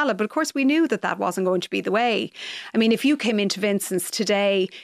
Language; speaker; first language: English; native; English